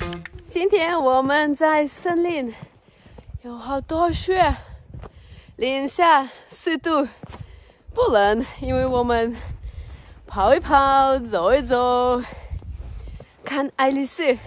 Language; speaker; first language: Chinese; non-native, learner; Russian